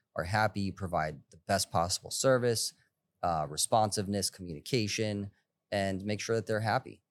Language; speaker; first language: English; early bilingual, other home language; Hebrew